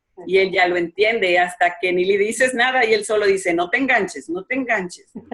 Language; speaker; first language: Spanish; native; Spanish